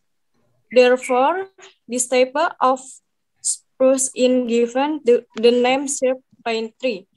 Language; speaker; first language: English; non-native, learner; Indonesian